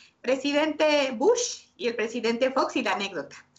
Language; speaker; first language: Spanish; native; Spanish